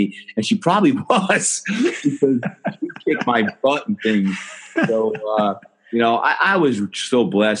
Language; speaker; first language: English; native; English